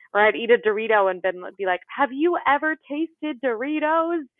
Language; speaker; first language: English; native; English